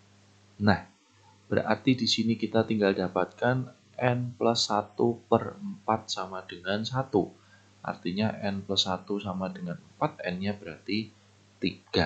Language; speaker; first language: Indonesian; native; Indonesian